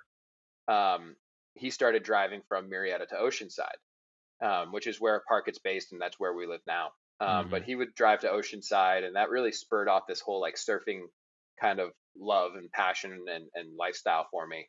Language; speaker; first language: English; native; English